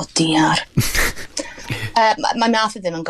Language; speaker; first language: Welsh; non-native, local second language; English